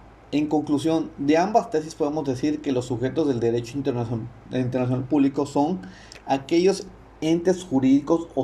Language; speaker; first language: Spanish; native; Spanish